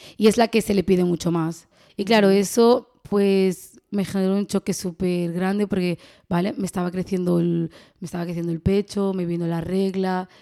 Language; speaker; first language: Spanish; early bilingual, other home language; Arabic